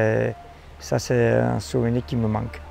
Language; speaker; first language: French; non-native, fluent; Italian